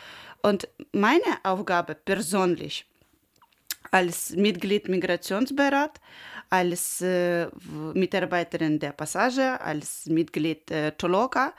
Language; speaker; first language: German; non-native, learner; Ukrainian